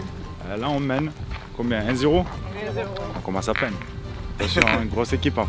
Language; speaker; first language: French; native; French